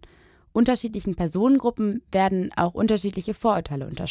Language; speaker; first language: German; native; German